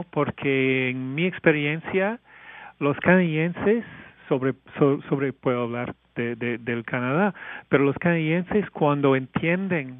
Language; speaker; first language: Spanish; non-native, fluent; English